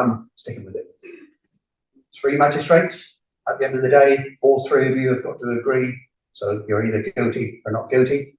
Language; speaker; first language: English; native; English